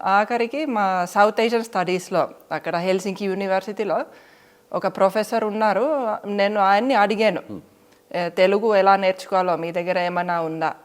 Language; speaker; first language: Telugu; non-native, fluent; Finnish